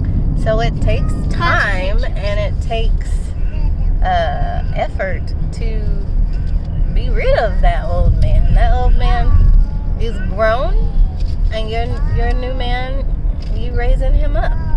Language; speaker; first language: English; native; English